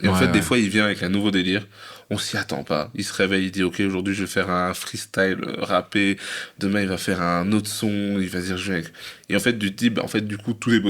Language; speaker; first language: French; native; French